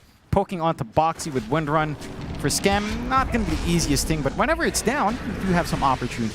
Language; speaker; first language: English; native; English